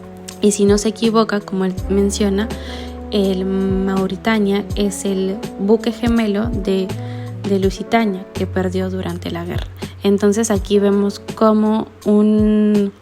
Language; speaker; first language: Spanish; native; Spanish